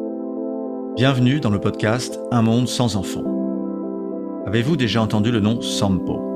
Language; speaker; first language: French; native; French